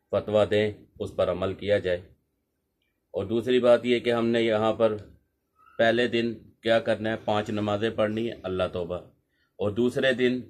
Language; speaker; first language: Urdu; non-native, local second language; Punjabi